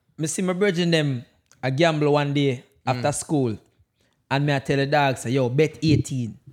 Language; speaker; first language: English; non-native, local second language; Jamaican Creole English